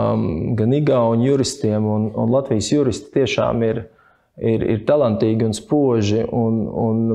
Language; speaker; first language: Latvian; native; Latvian